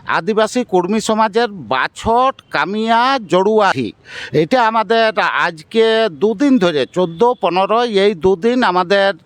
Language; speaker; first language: Bangla; native; Bangla